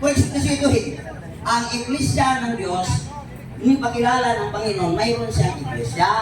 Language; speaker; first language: Filipino; non-native, local second language; Cebuano